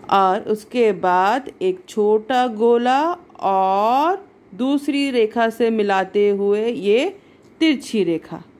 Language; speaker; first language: Hindi; native; Hindi